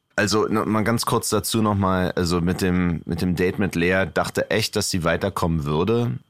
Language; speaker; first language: German; non-native, fluent; English